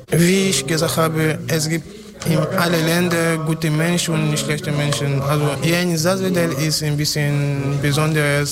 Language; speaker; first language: German; non-native, learner; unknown